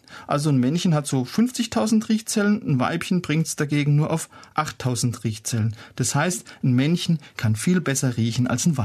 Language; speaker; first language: German; native; German